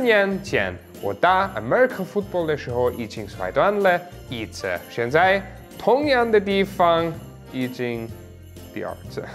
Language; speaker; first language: Chinese; non-native, fluent; German